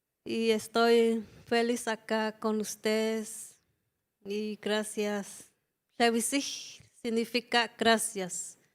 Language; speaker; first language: Spanish; non-native, local second language; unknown